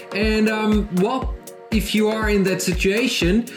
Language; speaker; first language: English; non-native, fluent; German